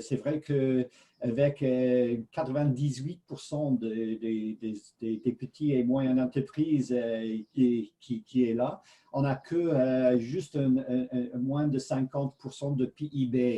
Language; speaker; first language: French; non-native, fluent; English